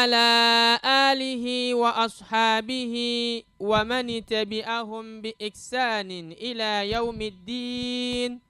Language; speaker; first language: Arabic; non-native, fluent; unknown